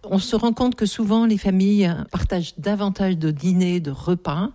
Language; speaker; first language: French; native; French